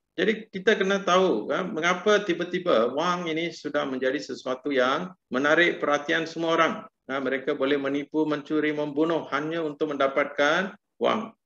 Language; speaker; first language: Malay; non-native, local second language; Tamil